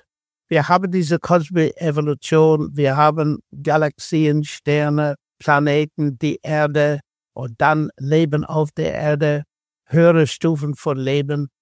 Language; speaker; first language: German; non-native, fluent; English